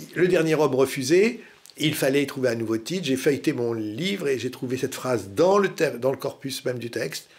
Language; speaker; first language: French; native; French